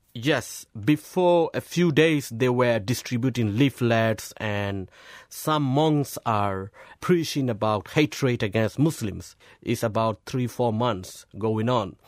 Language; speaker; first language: English; non-native, fluent; Burmese